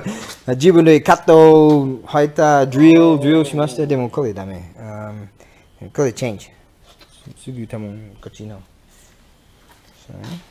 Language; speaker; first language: Japanese; non-native, learner; English